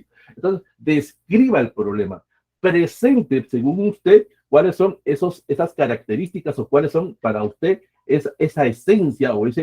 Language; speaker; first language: Spanish; native; Spanish